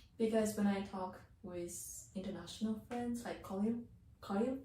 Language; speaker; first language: English; non-native, learner; Japanese